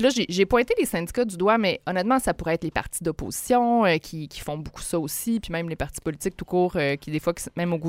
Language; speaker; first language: French; native; French